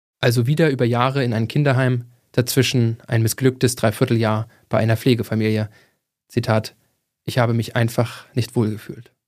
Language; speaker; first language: German; native; German